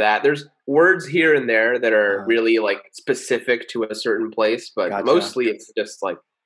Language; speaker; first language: English; early bilingual, other home language; Spanish